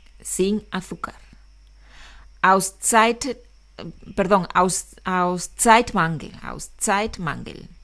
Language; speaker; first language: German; non-native, fluent; Spanish